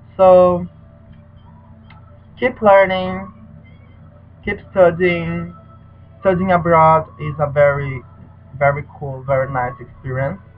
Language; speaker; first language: English; non-native, learner; Portuguese